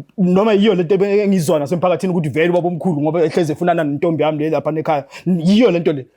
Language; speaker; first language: Zulu; native; Zulu